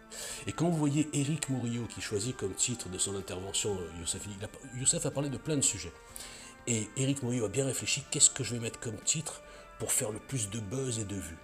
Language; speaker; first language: French; native; French